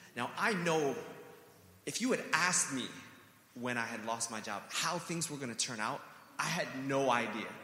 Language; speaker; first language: English; native; English